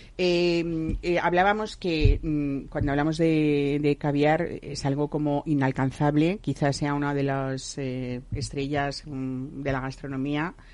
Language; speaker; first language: Spanish; native; Spanish